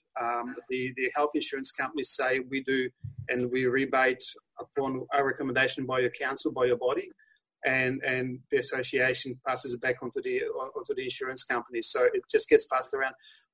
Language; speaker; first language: English; non-native, fluent; Polish